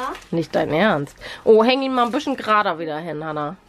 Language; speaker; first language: German; native; German